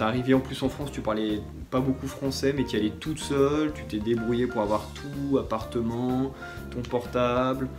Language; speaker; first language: French; native; French